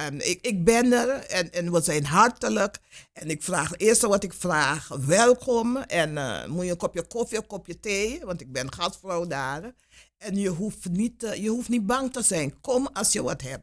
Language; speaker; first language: Dutch; non-native, local second language; Papiamento